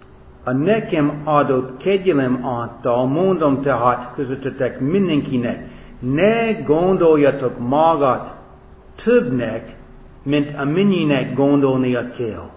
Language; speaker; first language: Hungarian; non-native, fluent; English